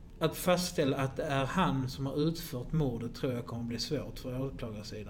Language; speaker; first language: Swedish; native; Swedish